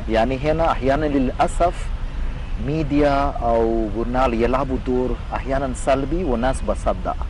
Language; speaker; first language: Egyptian Arabic; non-native, fluent; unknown